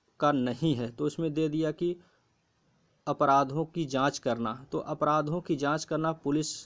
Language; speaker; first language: Hindi; native; Hindi